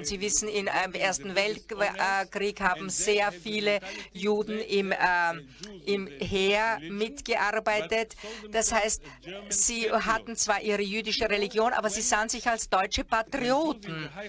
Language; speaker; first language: German; non-native, fluent; Hebrew